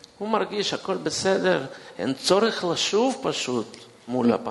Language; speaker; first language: Hebrew; non-native, fluent; Russian